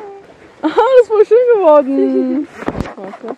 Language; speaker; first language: German; native; German